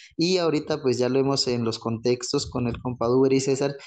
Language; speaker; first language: Spanish; non-native, local second language; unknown